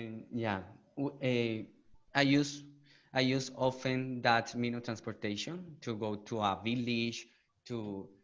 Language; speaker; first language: English; non-native, learner; Spanish